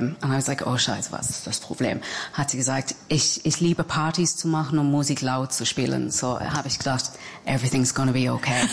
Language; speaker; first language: German; non-native, fluent; English